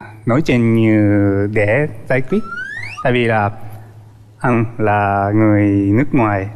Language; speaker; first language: Vietnamese; non-native, learner; Japanese